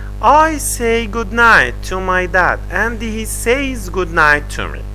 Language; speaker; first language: English; non-native, fluent; Arabic